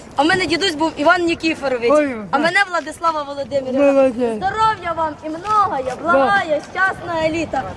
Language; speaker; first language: Ukrainian; native; Ukrainian